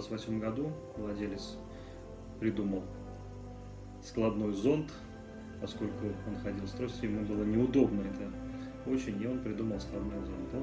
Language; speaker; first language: Russian; native; Russian